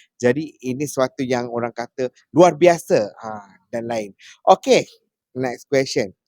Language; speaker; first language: Malay; native; Malay